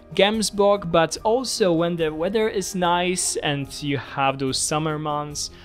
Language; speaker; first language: English; non-native, fluent; Polish